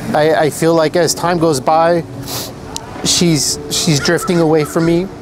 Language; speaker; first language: English; early bilingual, other home language; Spanish